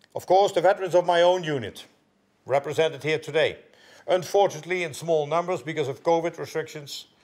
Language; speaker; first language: English; non-native, fluent; Dutch